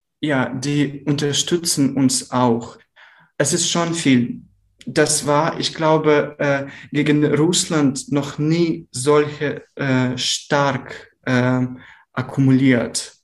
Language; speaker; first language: German; non-native, learner; Ukrainian